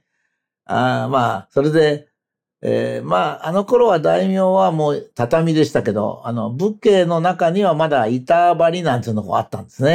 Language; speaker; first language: Japanese; native; Japanese